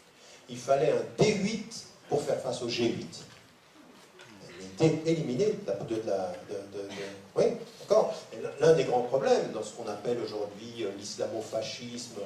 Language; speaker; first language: French; native; French